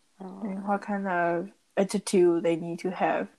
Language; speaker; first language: English; non-native, learner; Chinese